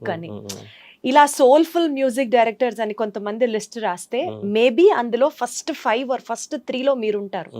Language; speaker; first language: Telugu; native; Telugu